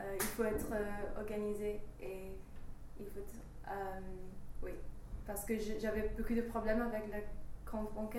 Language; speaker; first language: French; non-native, fluent; English